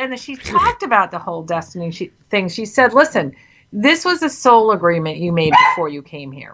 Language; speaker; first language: English; native; English